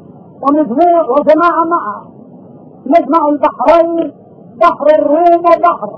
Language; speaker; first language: Arabic; native; Arabic